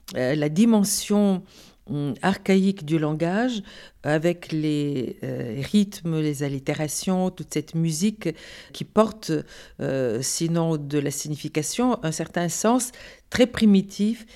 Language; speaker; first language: French; non-native, fluent; Bulgarian